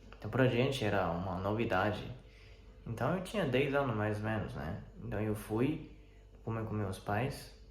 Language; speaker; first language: Portuguese; non-native, fluent; Chinese